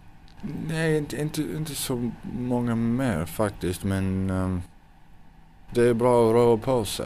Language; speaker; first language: Swedish; non-native, fluent; English